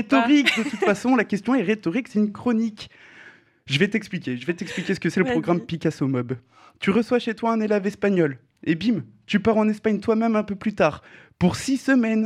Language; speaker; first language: French; native; French